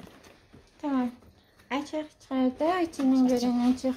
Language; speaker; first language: Turkish; non-native, learner; Azerbaijani